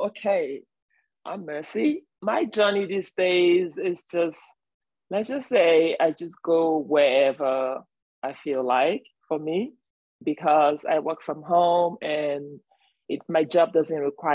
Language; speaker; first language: English; non-native, local second language; Igbo